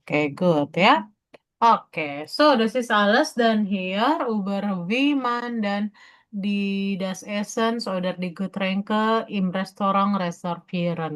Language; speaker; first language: German; non-native, fluent; Indonesian